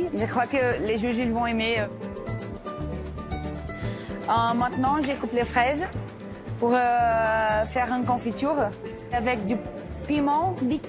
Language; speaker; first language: French; non-native, learner; Portuguese